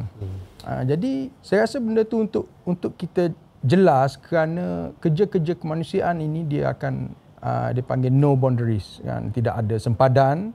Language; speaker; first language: Malay; native; Malay